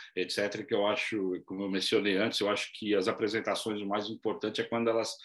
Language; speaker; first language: Portuguese; native; Portuguese